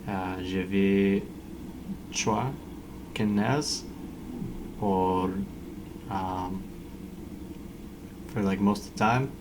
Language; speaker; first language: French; non-native, learner; English